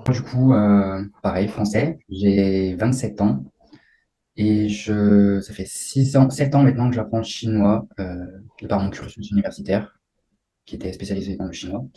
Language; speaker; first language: French; native; French